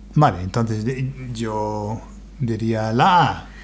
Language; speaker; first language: Spanish; non-native, fluent; English